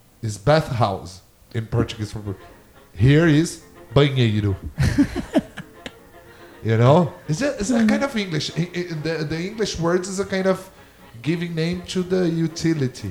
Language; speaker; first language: English; non-native, learner; Portuguese